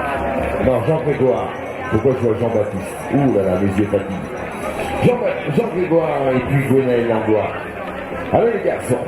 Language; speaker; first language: French; native; French